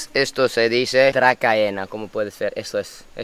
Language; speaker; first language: Spanish; non-native, fluent; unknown